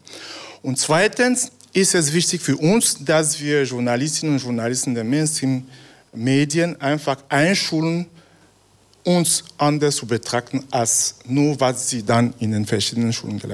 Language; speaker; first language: German; non-native, fluent; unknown